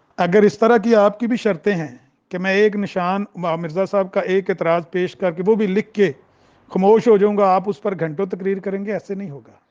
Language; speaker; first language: Urdu; non-native, local second language; Punjabi